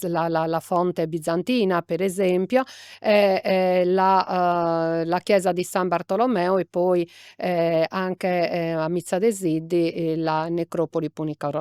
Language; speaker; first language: Italian; native; Italian